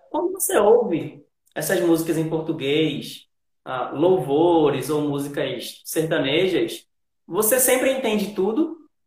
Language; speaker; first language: Portuguese; native; Portuguese